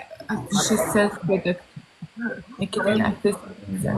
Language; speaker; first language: English; non-native, learner; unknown